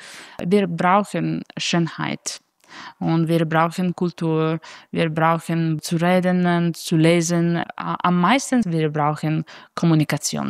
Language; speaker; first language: German; non-native, fluent; Italian